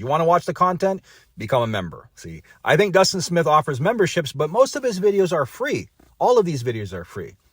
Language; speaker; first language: English; native; English